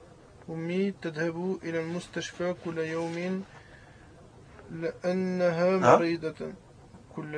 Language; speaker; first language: Arabic; non-native, learner; French